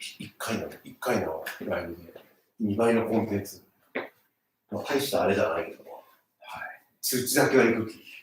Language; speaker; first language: Japanese; native; Japanese